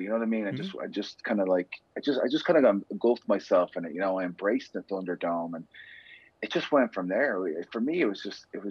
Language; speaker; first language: English; native; English